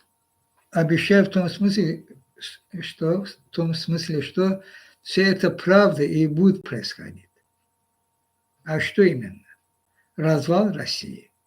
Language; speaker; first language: Russian; non-native, local second language; Azerbaijani